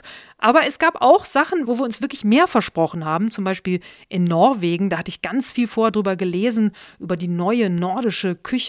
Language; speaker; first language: German; native; German